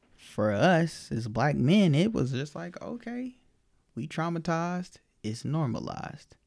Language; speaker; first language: English; native; English